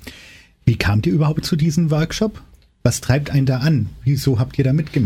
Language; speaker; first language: German; native; German